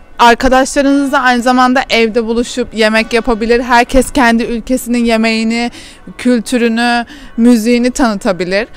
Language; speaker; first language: Turkish; native; Turkish